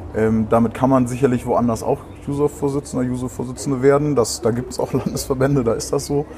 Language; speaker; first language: German; native; German